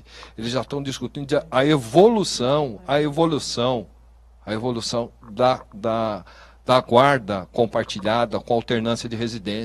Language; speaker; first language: Portuguese; native; Portuguese